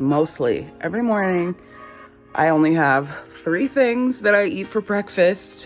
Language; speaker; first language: English; native; English